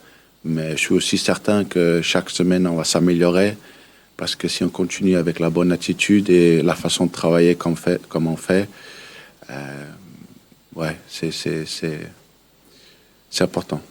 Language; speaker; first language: French; early bilingual, heritage; French